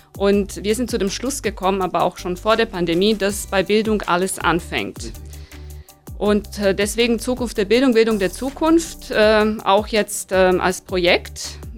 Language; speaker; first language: German; non-native, fluent; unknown